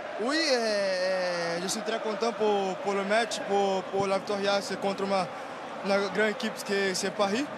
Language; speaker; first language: French; non-native, learner; Portuguese